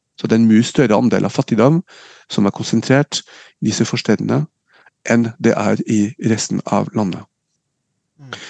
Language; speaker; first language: Norwegian; non-native, fluent; French